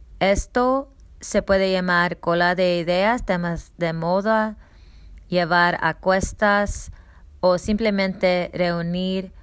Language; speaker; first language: Spanish; non-native, learner; English